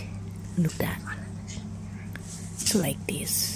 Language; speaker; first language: English; non-native, local second language; Filipino